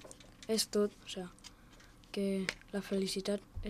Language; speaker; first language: Catalan; non-native, local second language; Spanish